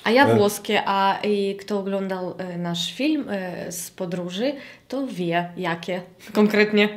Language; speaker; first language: Polish; non-native, fluent; Russian